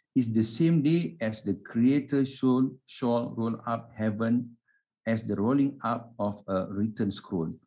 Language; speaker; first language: English; non-native, local second language; Malay